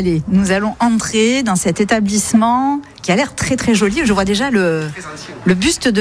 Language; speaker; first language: French; native; French